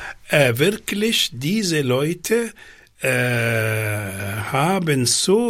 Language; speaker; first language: German; non-native, fluent; Arabic